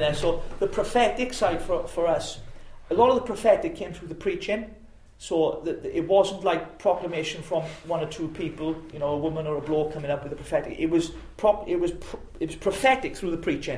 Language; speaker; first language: English; native; English